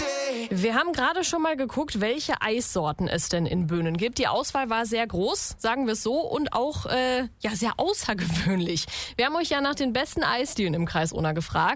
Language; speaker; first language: German; native; German